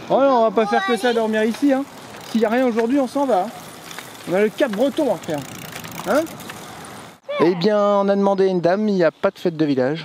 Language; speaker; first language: French; native; French